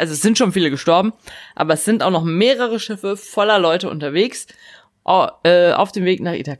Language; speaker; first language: German; native; German